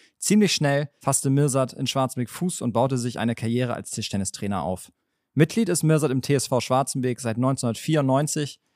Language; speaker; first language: German; native; German